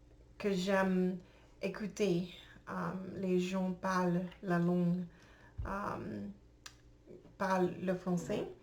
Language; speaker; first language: French; non-native, learner; English